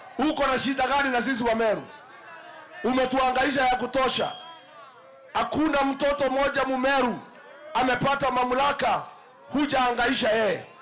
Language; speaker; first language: Swahili; non-native, local second language; Kikuyu